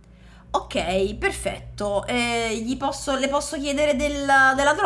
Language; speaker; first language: Italian; native; Italian